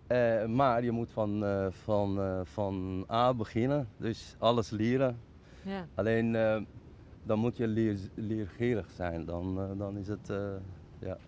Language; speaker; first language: Dutch; non-native, fluent; Persian